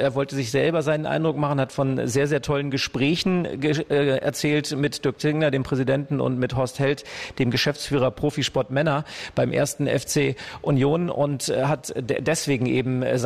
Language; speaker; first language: German; native; German